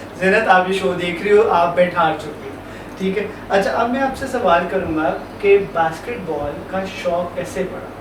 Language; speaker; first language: Urdu; native; Urdu